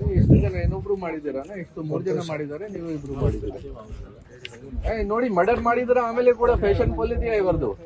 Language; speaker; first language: Kannada; non-native, learner; Hindi